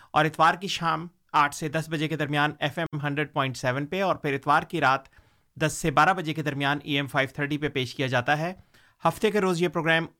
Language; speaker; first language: Urdu; native; Urdu